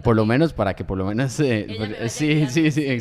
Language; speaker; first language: Spanish; native; Spanish